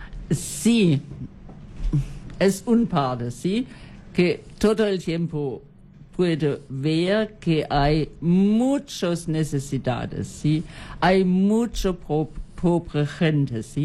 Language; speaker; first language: Spanish; non-native, learner; German